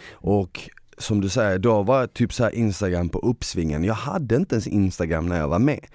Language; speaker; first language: Swedish; native; Swedish